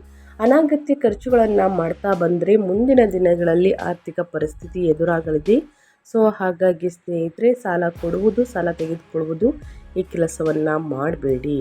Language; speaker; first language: Kannada; native; Kannada